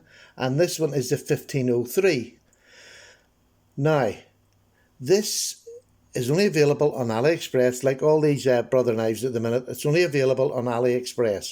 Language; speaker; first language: English; native; English